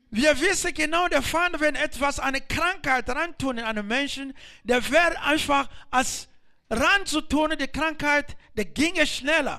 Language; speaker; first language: German; non-native, learner; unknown